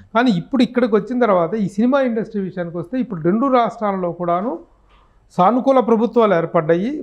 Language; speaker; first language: Telugu; native; Telugu